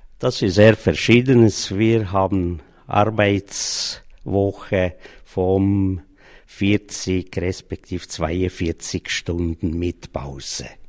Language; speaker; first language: German; non-native, fluent; Slovenian